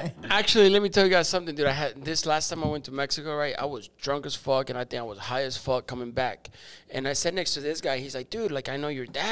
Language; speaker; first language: English; early bilingual, other home language; Spanish